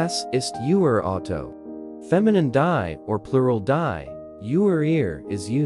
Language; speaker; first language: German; non-native, learner; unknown